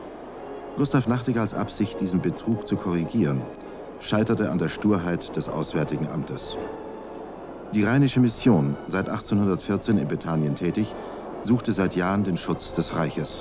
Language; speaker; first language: German; native; German